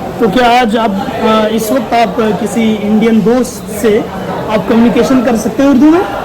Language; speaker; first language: Urdu; native; Urdu